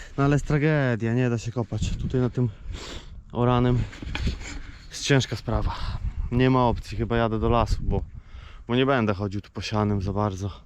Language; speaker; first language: Polish; native; Polish